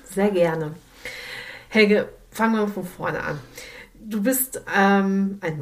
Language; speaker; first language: German; native; German